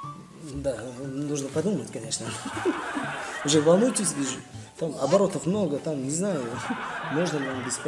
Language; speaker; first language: Russian; non-native, local second language; Tajik